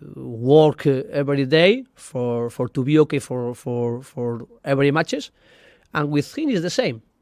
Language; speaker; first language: English; non-native, learner; Spanish